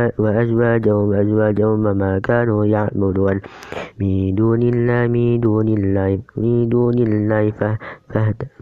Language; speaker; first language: Arabic; non-native, learner; Indonesian